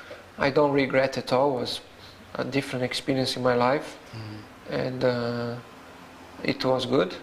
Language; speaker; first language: English; non-native, fluent; Portuguese